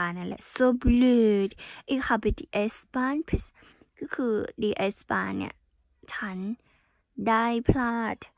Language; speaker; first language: German; non-native, learner; Thai